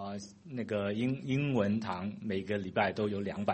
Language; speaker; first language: Chinese; non-native, fluent; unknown